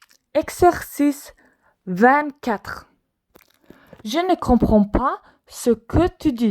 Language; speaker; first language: French; non-native, learner; Swedish